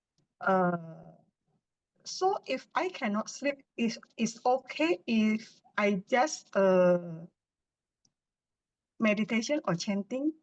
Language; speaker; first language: English; non-native, learner; Indonesian